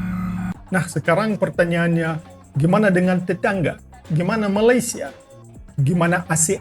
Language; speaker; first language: Indonesian; non-native, fluent; Russian